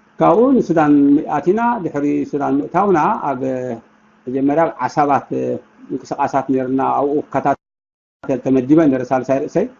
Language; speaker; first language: Tigrinya; native; Tigrinya